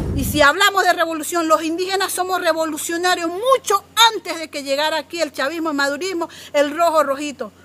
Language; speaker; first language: Spanish; non-native, local second language; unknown